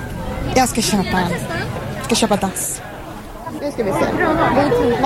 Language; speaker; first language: Swedish; native; Swedish